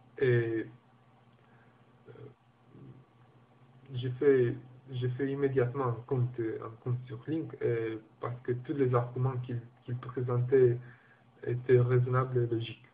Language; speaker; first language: French; non-native, learner; Romanian